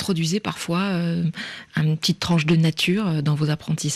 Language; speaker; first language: French; native; French